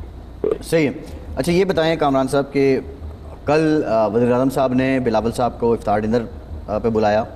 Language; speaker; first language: Urdu; native; Urdu